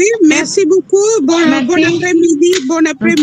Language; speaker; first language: French; non-native, local second language; Tamil